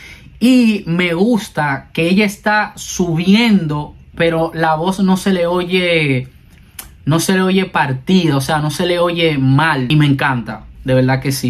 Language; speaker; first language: Spanish; native; Spanish